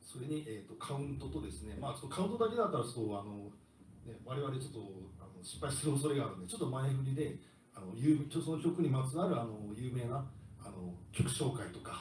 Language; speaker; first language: Japanese; native; Japanese